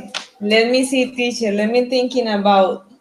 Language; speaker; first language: English; non-native, learner; Spanish